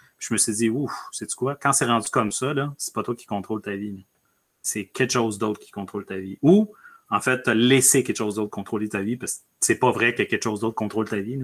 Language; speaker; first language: French; early bilingual, other home language; Spanish